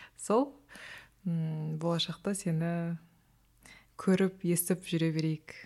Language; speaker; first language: Kazakh; native; Kazakh